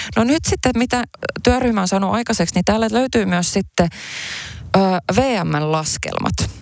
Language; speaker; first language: Finnish; early bilingual, other home language; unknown